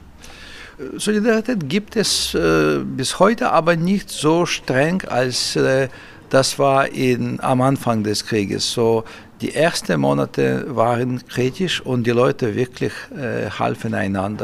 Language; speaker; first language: German; non-native, fluent; Russian